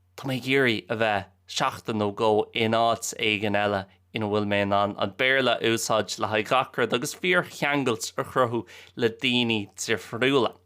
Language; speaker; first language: Irish; native; Irish